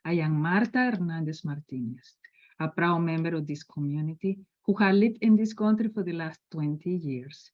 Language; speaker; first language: English; non-native, fluent; Spanish